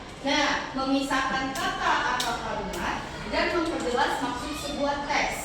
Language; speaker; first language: Indonesian; native; Indonesian